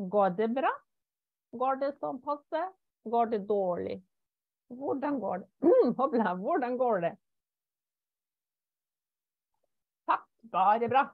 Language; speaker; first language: Norwegian; non-native, fluent; German